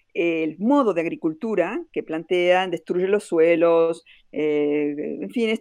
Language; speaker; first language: Spanish; native; Spanish